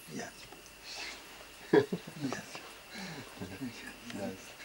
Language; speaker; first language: English; non-native, learner; Tibetan